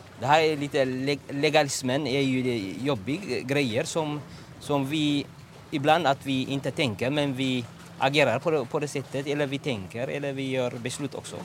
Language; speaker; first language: Swedish; non-native, learner; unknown